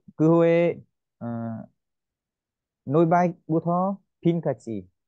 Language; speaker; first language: Korean; non-native, learner; Vietnamese